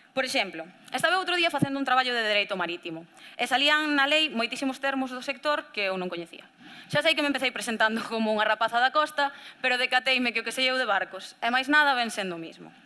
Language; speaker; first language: Galician; native; Galician